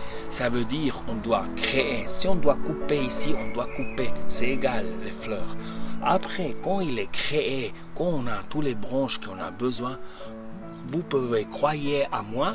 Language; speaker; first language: French; non-native, local second language; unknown